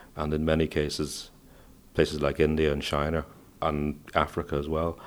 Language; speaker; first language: English; native; English